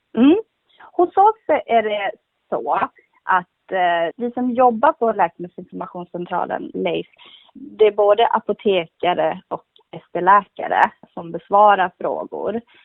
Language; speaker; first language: Swedish; early bilingual, other home language; Kurdish